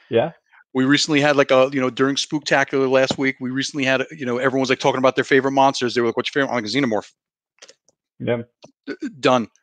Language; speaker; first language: English; native; English